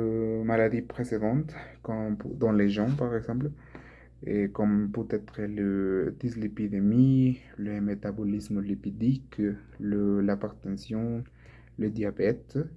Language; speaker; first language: French; non-native, learner; Spanish